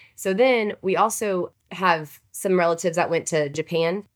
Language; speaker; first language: English; native; English